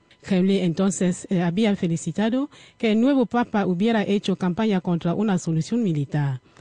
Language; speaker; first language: Spanish; non-native, fluent; French